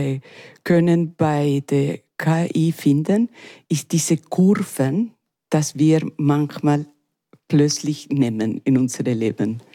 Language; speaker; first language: German; non-native, learner; Spanish